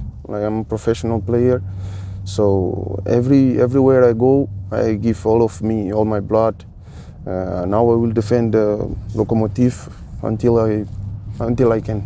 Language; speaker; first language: English; non-native, fluent; Portuguese